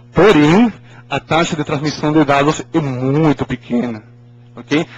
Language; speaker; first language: Portuguese; non-native, fluent; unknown